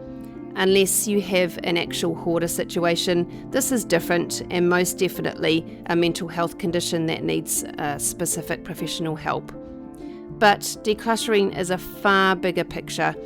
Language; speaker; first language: English; native; English